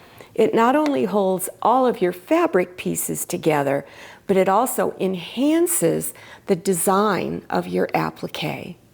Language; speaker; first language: English; native; English